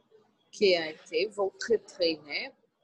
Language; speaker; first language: French; non-native, learner; Portuguese